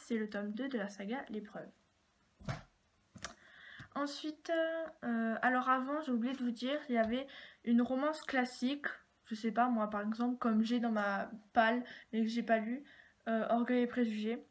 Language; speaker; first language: French; native; French